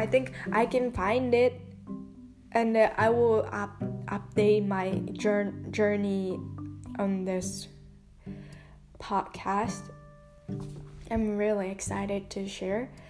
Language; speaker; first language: English; non-native, learner; Japanese